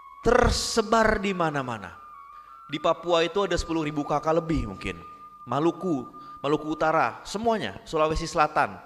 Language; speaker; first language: Indonesian; non-native, local second language; Minangkabau